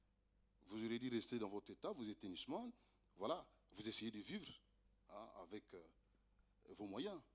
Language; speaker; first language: French; native; French